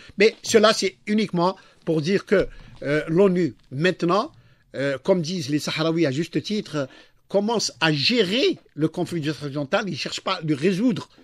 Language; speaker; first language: French; non-native, local second language; Arabic